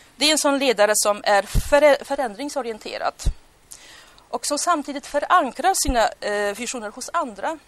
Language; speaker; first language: Swedish; non-native, fluent; Polish